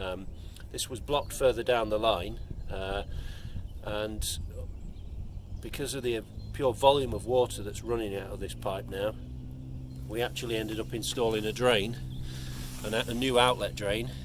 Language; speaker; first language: English; native; English